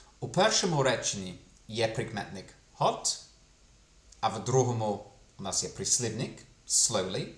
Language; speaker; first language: Ukrainian; non-native, fluent; English